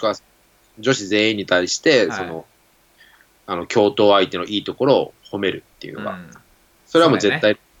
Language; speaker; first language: Japanese; native; Japanese